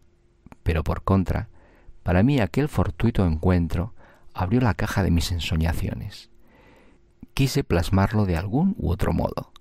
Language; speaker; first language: Spanish; native; Spanish